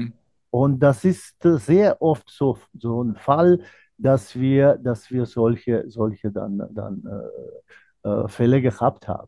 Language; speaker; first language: German; non-native, fluent; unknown